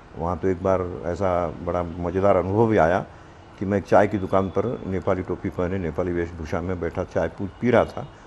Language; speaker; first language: Hindi; non-native, local second language; Marwari